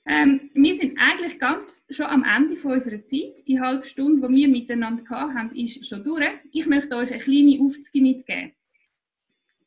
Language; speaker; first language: German; native; German